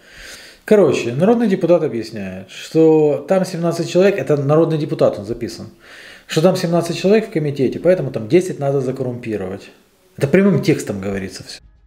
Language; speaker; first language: Russian; native; Russian